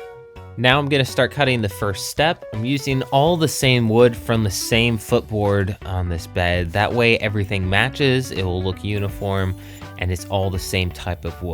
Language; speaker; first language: English; native; English